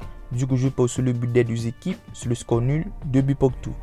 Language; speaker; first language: French; native; French